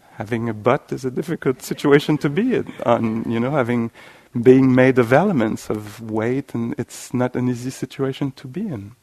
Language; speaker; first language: English; non-native, fluent; French